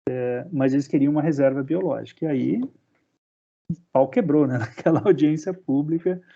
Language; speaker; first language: Portuguese; native; Portuguese